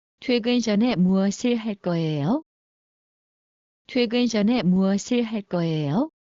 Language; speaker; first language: Korean; non-native, learner; Bangla